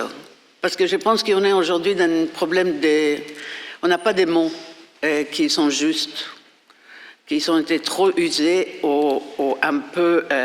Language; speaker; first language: French; non-native, fluent; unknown